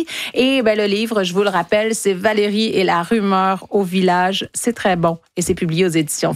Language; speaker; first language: French; native; French